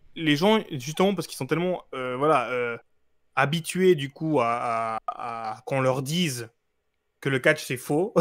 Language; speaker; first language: French; early bilingual, other home language; Portuguese